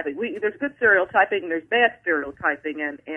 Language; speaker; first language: English; native; English